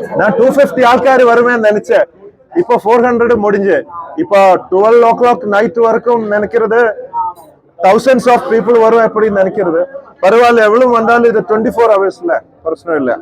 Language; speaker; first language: Tamil; non-native, learner; Malayalam